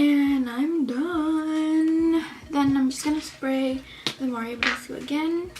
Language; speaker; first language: English; native; English